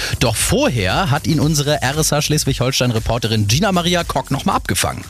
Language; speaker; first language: German; native; German